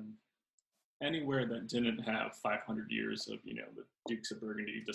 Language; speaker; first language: English; native; English